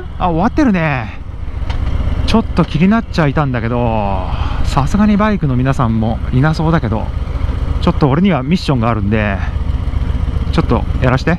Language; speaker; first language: Japanese; native; Japanese